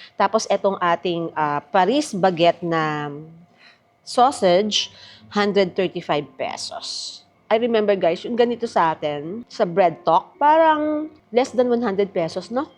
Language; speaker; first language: Filipino; native; Filipino